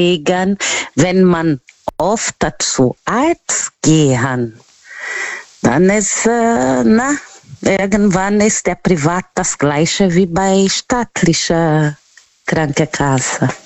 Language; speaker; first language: German; non-native, learner; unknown